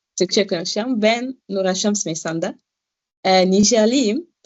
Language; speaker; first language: Turkish; non-native, fluent; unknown